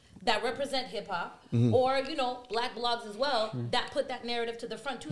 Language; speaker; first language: English; native; English